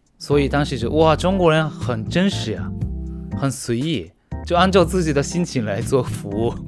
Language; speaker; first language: Chinese; non-native, fluent; Japanese